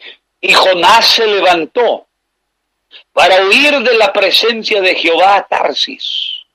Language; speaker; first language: Spanish; native; Spanish